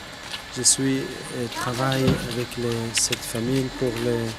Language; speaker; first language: French; non-native, learner; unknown